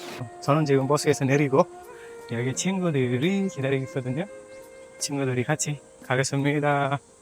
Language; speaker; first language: Korean; non-native, learner; Nepali